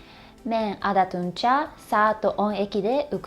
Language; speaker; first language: Kyrgyz; non-native, learner; Japanese